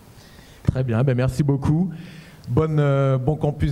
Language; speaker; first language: French; native; French